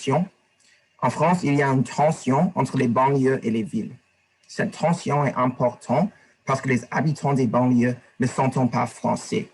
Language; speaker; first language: French; non-native, learner; English